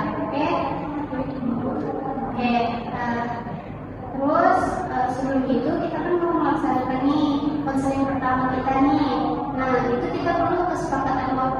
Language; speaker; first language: Indonesian; native; Indonesian